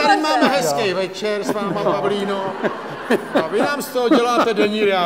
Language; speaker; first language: Czech; native; Czech